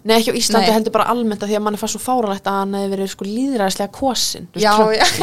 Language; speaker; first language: Icelandic; early bilingual, heritage; Icelandic